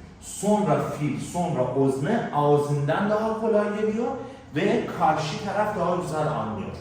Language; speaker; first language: Turkish; non-native, learner; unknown